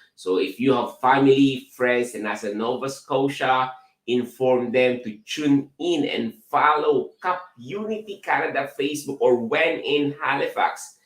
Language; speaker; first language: English; non-native, local second language; Filipino